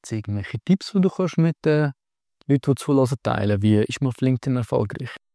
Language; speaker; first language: German; native; German